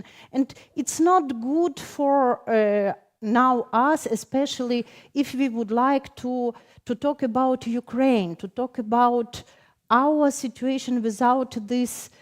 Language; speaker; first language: English; non-native, fluent; Ukrainian